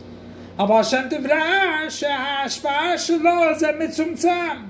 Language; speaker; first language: Hebrew; non-native, fluent; English